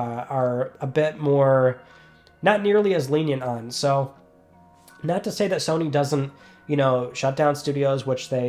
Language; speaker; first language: English; native; English